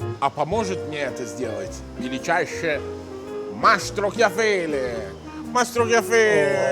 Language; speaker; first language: Russian; non-native, fluent; Italian